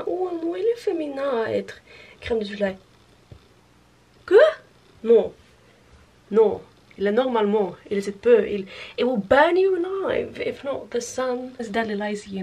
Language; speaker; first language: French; non-native, learner; Norwegian